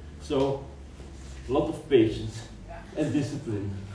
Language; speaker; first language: English; non-native, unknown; Dutch